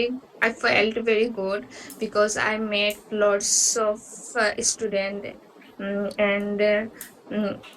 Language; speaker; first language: English; non-native, learner; Bangla